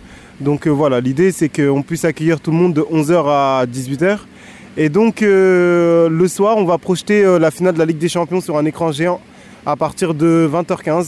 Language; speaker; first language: French; native; French